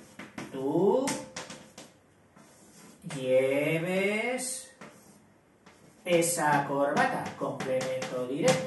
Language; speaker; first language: Spanish; native; Spanish